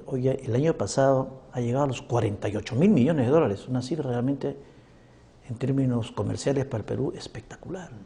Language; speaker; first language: Spanish; native; Spanish